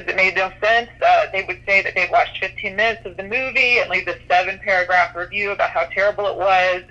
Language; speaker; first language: English; native; English